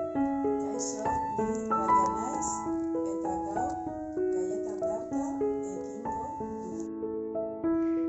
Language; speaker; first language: Basque; non-native, learner; Spanish